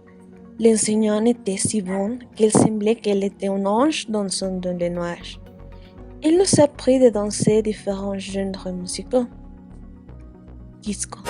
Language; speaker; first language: French; non-native, fluent; Spanish